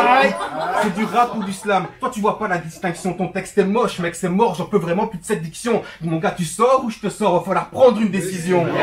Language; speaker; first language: French; early bilingual, other home language; Turkish